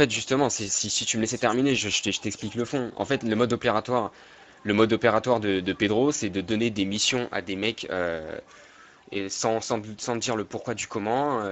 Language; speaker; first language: French; native; French